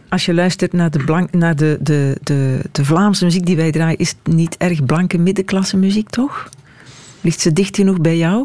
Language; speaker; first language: Dutch; native; Dutch